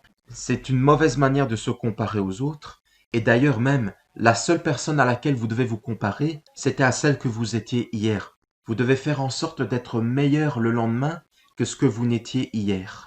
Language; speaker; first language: French; native; French